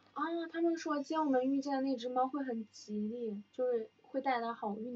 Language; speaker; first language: Chinese; native; Chinese